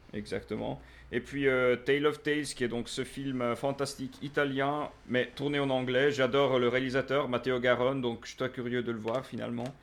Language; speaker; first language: French; native; French